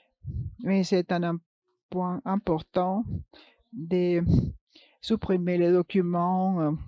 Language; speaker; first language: French; non-native, fluent; English